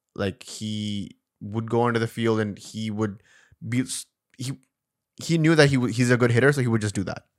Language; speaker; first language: English; non-native, local second language; Urdu